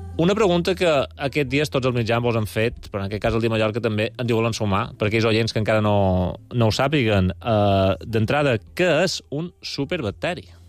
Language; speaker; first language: Catalan; native; Catalan